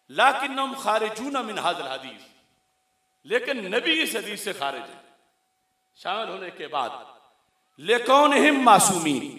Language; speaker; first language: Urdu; non-native, local second language; Punjabi